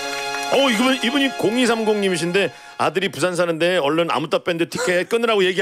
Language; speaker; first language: Korean; native; Korean